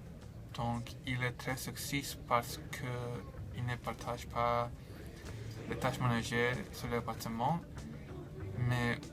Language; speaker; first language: French; non-native, learner; English